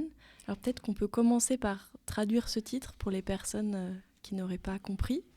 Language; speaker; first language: French; native; French